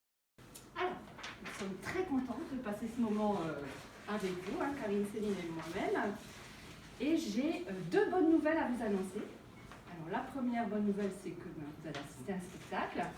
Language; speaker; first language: French; native; French